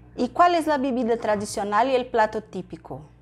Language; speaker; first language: Spanish; non-native, learner; Portuguese